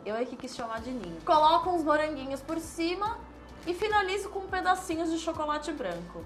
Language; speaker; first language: Portuguese; native; Portuguese